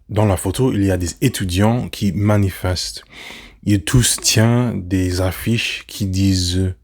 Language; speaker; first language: French; non-native, learner; English